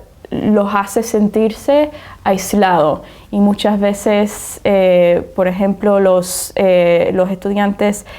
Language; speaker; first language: Spanish; early bilingual, heritage; Spanish